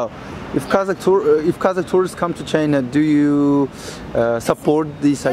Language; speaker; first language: English; non-native, fluent; Russian